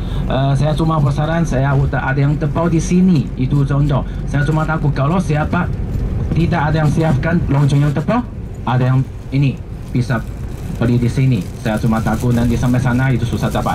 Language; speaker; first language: Indonesian; non-native, fluent; Chinese